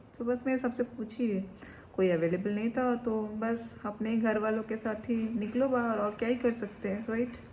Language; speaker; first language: Hindi; non-native, local second language; Kannada